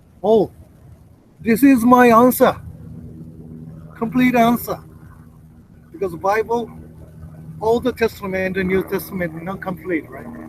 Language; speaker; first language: English; non-native, learner; Japanese